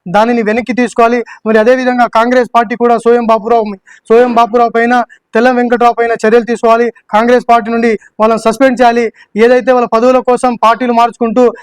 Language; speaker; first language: Telugu; non-native, local second language; Lambadi